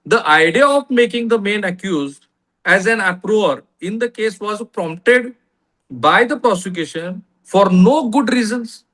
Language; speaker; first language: English; non-native, local second language; Marathi